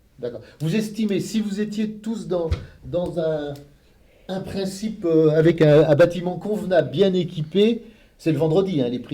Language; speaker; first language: French; native; French